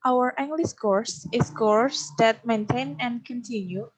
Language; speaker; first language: English; non-native, learner; Indonesian